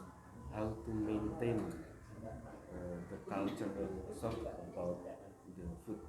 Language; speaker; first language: English; non-native, learner; Indonesian